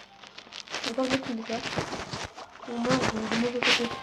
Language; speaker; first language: French; native; French